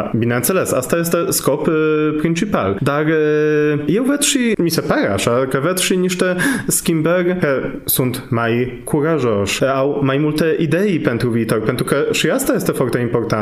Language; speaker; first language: Romanian; non-native, fluent; Polish